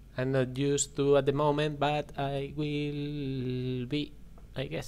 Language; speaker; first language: English; non-native, learner; Spanish